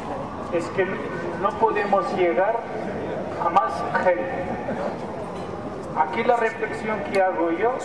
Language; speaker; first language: Spanish; non-native, fluent; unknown